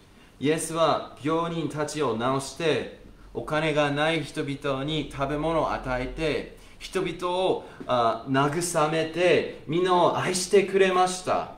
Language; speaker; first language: Japanese; non-native, fluent; English